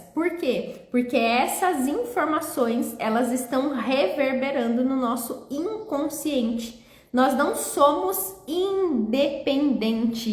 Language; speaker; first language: Portuguese; native; Portuguese